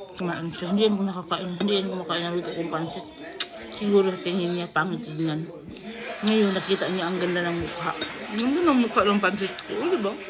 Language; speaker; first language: Filipino; non-native, local second language; Cebuano